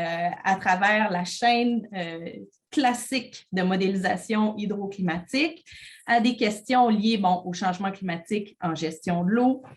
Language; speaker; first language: French; native; French